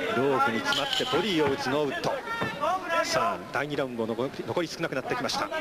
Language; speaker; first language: Japanese; native; Japanese